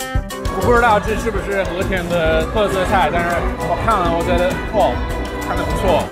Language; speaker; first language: Chinese; non-native, fluent; English